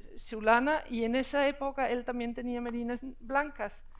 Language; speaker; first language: Spanish; non-native, fluent; Danish